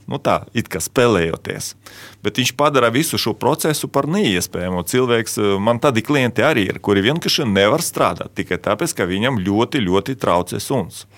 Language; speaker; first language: Latvian; non-native, local second language; Russian